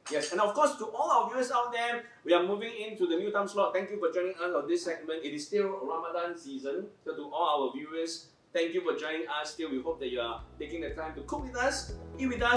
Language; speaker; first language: English; non-native, local second language; Chinese